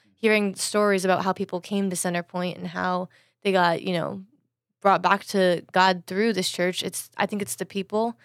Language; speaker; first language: English; native; English